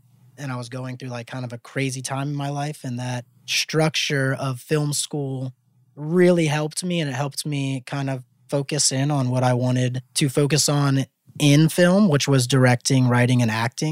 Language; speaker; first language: English; native; English